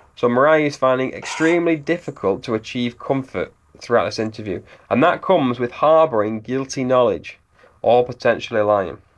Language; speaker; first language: English; native; English